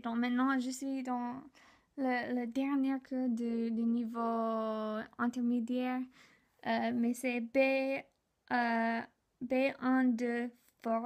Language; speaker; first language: French; non-native, learner; English